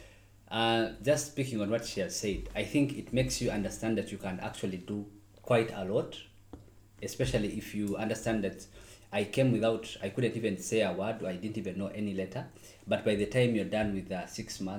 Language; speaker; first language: English; non-native, local second language; Nyankole